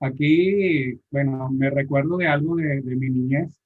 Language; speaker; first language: Spanish; native; Spanish